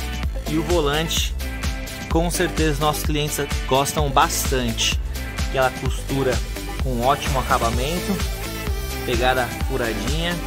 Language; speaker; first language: Portuguese; native; Portuguese